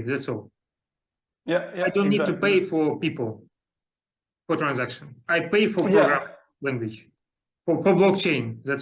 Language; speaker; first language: English; non-native, learner; Russian